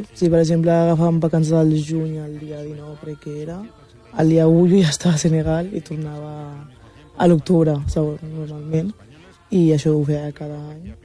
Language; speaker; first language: Catalan; early bilingual, other home language; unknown